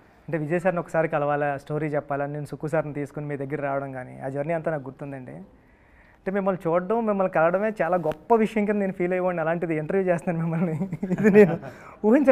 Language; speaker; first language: Telugu; native; Telugu